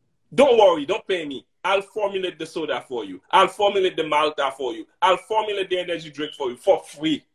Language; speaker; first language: English; non-native, fluent; Haitian Creole